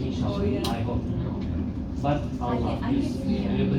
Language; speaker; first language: English; non-native, learner; Arabic